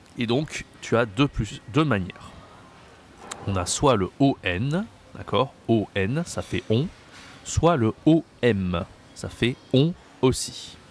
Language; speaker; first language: French; native; French